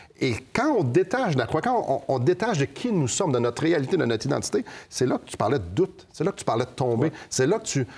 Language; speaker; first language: French; native; French